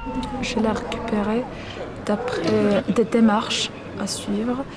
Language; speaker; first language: French; non-native, local second language; Arabic